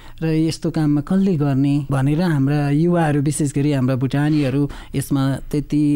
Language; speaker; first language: Nepali; native; Nepali